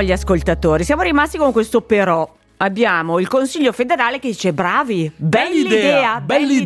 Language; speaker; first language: Italian; native; Italian